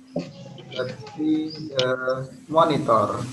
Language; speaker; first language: English; non-native, fluent; Indonesian